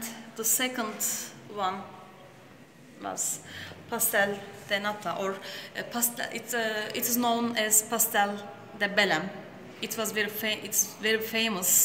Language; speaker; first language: English; non-native, fluent; Turkish